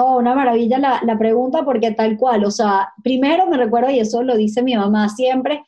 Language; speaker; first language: Spanish; native; Spanish